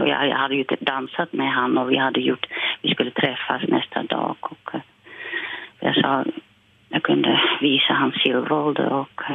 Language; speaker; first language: Swedish; non-native, fluent; Dutch